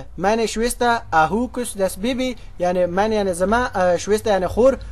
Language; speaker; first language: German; non-native, fluent; Pashto